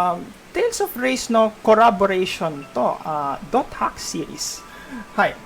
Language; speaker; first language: Japanese; non-native, learner; Filipino